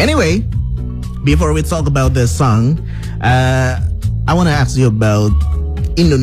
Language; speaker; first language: English; non-native, fluent; Indonesian